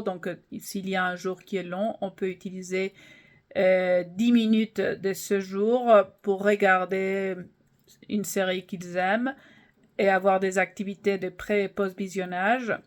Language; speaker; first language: French; non-native, fluent; English